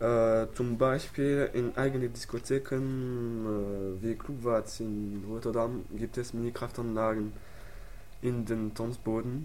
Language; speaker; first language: German; non-native, learner; French